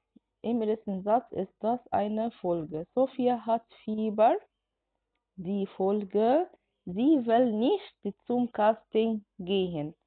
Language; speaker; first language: German; non-native, fluent; Arabic